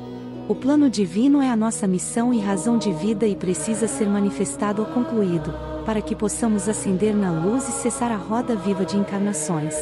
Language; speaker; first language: Portuguese; native; Portuguese